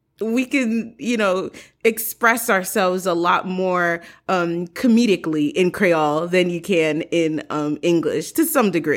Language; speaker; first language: English; early bilingual, other home language; Haitian Creole